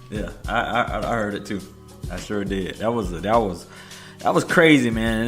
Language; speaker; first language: English; native; English